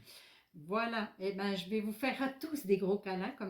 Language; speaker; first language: French; native; French